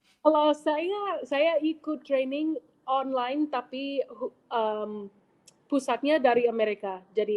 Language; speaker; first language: Indonesian; non-native, fluent; English